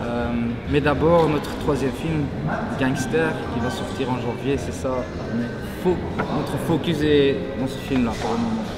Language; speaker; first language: French; non-native, local second language; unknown